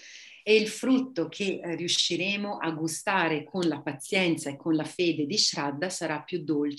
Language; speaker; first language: Italian; native; Italian